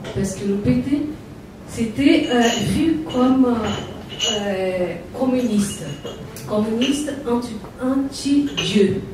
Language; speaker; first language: French; non-native, fluent; Portuguese